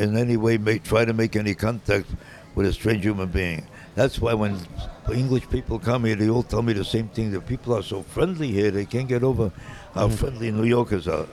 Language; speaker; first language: English; native; English